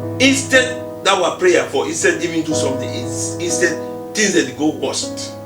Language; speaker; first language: Nigerian Pidgin; native; Nigerian Pidgin